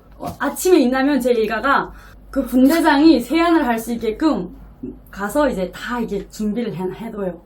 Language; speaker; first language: Korean; native; Korean